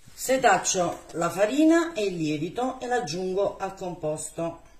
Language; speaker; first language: Italian; native; Italian